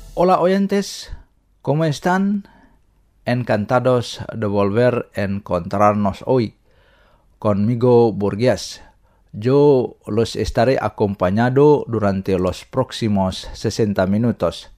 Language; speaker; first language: Spanish; non-native, fluent; Indonesian